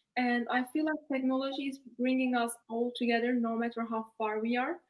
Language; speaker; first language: English; non-native, fluent; Turkish